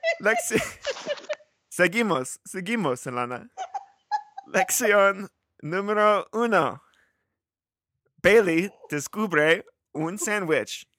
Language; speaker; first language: Spanish; non-native, learner; English